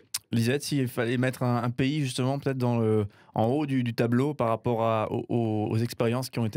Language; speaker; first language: French; native; French